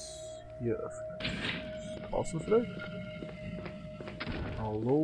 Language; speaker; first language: German; native; German